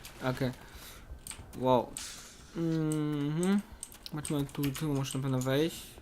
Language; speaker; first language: Polish; native; Polish